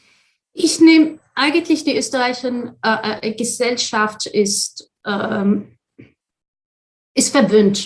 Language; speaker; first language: German; non-native, fluent; Arabic